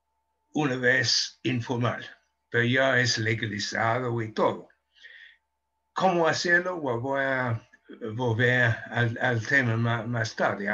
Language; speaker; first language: Spanish; non-native, fluent; English